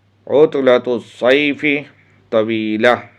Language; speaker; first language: Arabic; non-native, learner; Urdu